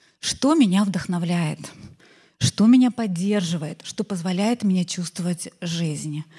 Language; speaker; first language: Russian; native; Russian